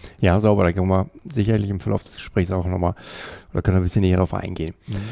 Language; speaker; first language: German; native; German